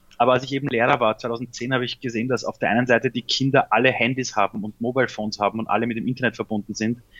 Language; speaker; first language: German; early bilingual, other home language; Persian